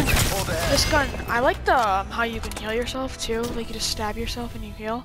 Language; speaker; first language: English; native; English